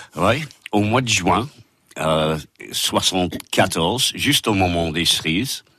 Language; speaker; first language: French; non-native, fluent; English